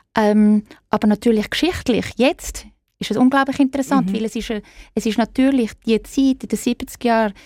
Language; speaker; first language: German; native; German